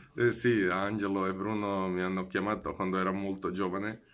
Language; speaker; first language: Italian; non-native, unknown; Serbian